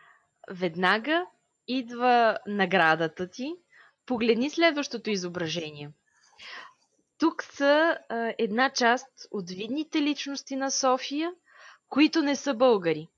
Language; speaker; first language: Bulgarian; native; Bulgarian